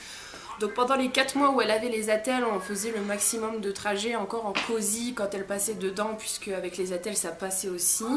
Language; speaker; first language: French; native; French